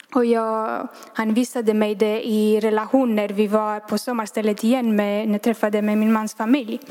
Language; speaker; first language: Swedish; non-native, fluent; Romanian